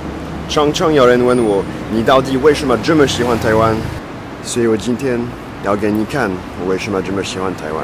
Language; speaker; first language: Chinese; non-native, fluent; French